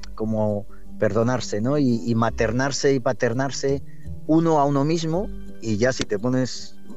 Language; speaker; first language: Spanish; non-native, fluent; English